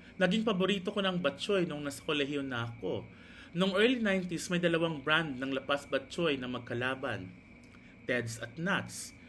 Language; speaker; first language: Filipino; non-native, local second language; Hiligaynon